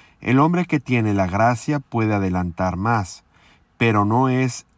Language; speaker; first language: Spanish; native; Spanish